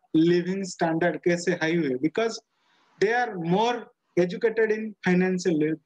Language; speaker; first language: Hindi; non-native, local second language; Odia